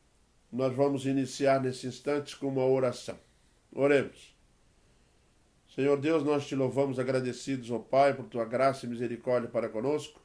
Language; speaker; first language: Portuguese; native; Portuguese